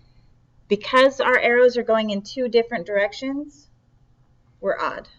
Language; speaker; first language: English; native; English